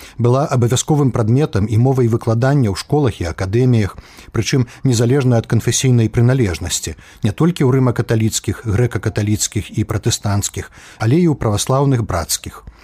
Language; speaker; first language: Belarusian; native; Belarusian